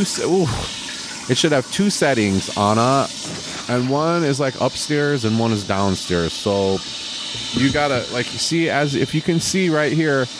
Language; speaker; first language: English; native; English